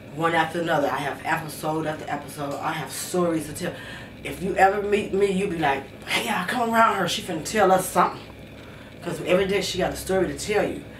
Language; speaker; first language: English; native; English